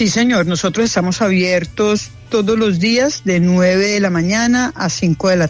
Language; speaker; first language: Spanish; native; Spanish